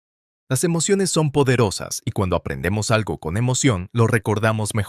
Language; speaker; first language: Spanish; non-native, fluent; English